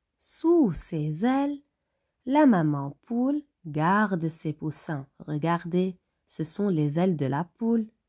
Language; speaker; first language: French; native; French